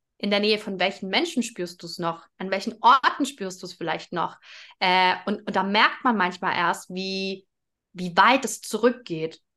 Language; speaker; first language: German; early bilingual, other home language; Russian